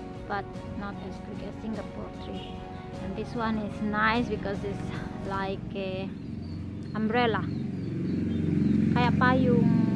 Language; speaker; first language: English; non-native, learner; Indonesian